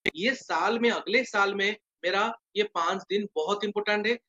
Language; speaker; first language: Hindi; non-native, local second language; Odia